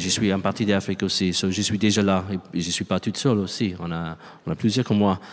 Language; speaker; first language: French; non-native, learner; English